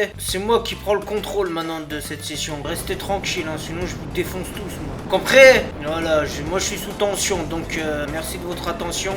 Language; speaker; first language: French; native; French